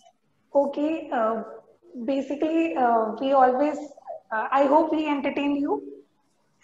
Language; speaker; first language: English; non-native, local second language; Hindi